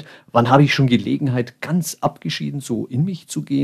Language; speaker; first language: German; native; German